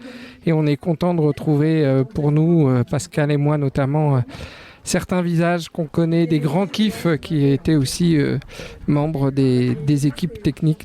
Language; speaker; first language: French; native; French